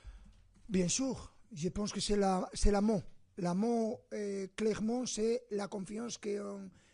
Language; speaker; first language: French; non-native, fluent; Spanish